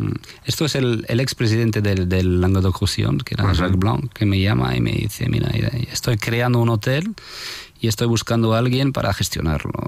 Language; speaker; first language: Spanish; non-native, fluent; French